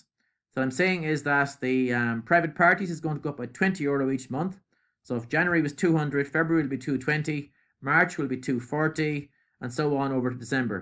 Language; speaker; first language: English; native; English